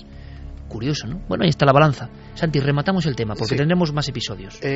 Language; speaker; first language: Spanish; native; Spanish